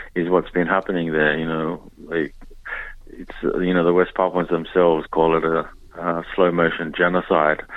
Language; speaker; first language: English; native; English